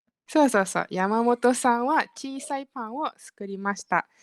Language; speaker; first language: Japanese; non-native, learner; Malay